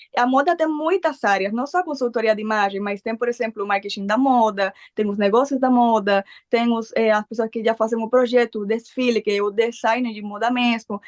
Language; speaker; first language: Portuguese; non-native, fluent; Spanish